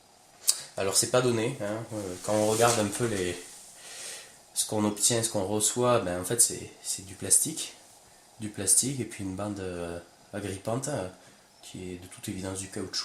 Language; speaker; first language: French; native; French